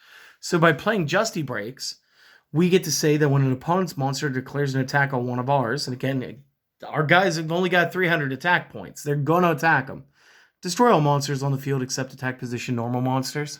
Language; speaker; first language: English; native; English